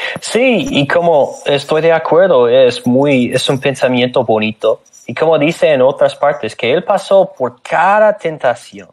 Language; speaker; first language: Spanish; non-native, fluent; English